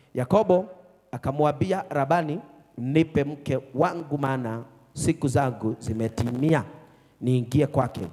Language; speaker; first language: Swahili; non-native, local second language; Kikuyu